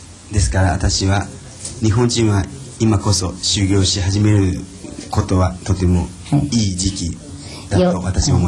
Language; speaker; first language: Japanese; non-native, fluent; Chinese